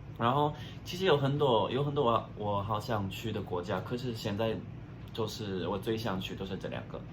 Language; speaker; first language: Chinese; non-native, fluent; English